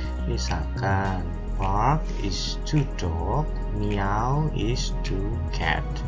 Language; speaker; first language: English; non-native, fluent; Indonesian